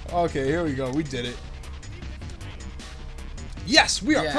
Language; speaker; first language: English; native; English